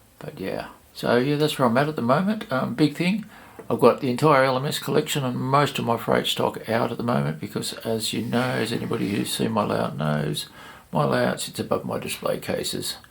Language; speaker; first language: English; native; English